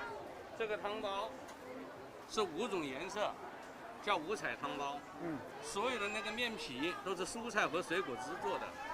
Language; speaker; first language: Chinese; native; Chinese